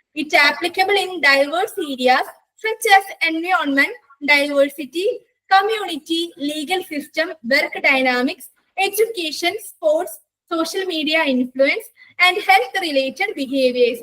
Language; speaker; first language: English; non-native, local second language; Malayalam